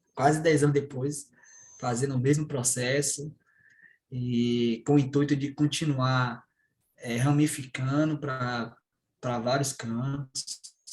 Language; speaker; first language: Portuguese; native; Portuguese